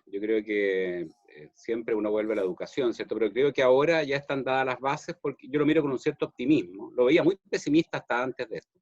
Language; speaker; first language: Spanish; native; Spanish